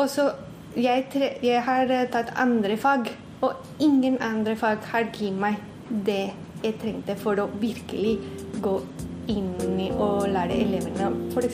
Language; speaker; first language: Norwegian; non-native, fluent; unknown